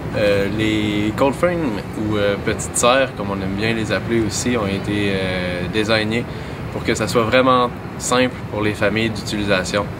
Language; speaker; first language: French; native; French